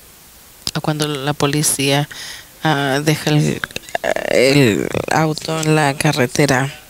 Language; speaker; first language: Spanish; non-native, fluent; English